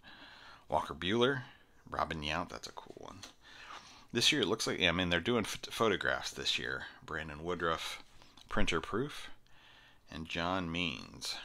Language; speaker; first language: English; native; English